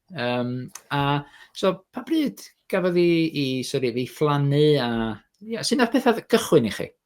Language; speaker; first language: Welsh; native; Welsh